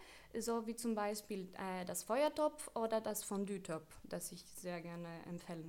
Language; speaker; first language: German; non-native, fluent; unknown